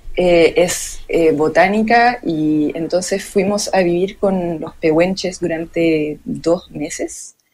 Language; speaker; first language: Spanish; early bilingual, other home language; French